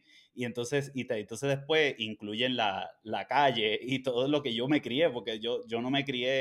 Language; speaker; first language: Spanish; native; Spanish